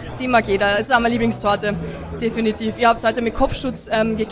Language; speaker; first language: German; native; German